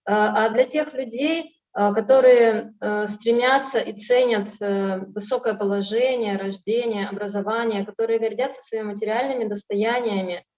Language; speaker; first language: Russian; native; Russian